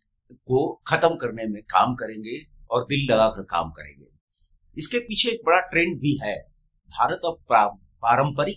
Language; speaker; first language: Hindi; native; Hindi